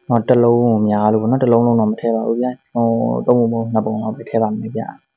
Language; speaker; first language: Burmese; native; Burmese